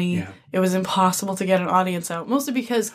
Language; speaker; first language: English; native; English